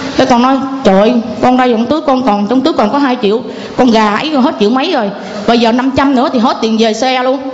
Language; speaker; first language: Vietnamese; non-native, local second language; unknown